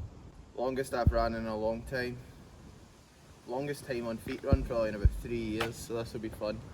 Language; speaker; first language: English; native; English